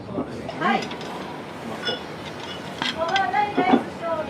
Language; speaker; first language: Japanese; native; Japanese